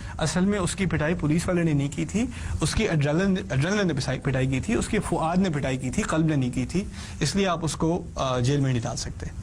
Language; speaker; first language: Urdu; early bilingual, heritage; Urdu